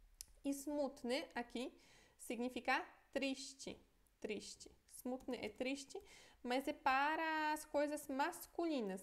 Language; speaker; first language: Portuguese; non-native, fluent; Polish